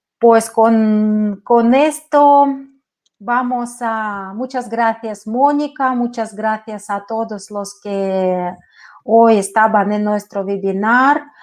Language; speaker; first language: Spanish; non-native, fluent; Russian